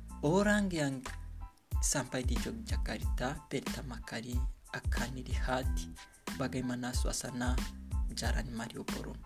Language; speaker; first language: Indonesian; non-native, learner; Kinyarwanda